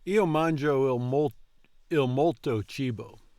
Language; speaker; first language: Italian; non-native, learner; English